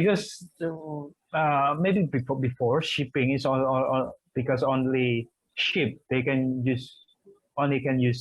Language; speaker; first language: English; non-native, learner; Indonesian